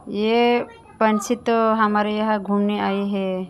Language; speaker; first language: Hindi; non-native, local second language; Bangla